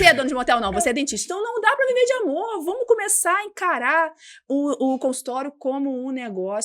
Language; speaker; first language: Portuguese; native; Portuguese